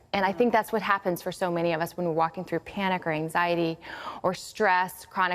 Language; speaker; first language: English; native; English